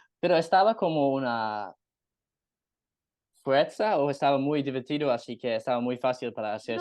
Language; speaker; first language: Spanish; non-native, learner; English